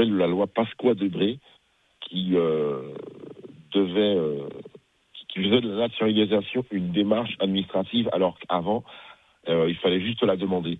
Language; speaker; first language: French; early bilingual, other home language; Bambara